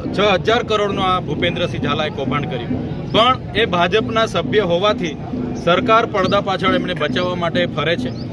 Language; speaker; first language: Gujarati; non-native, local second language; Vasavi